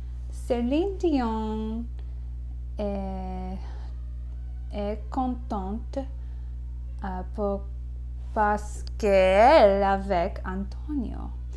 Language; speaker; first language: French; non-native, learner; English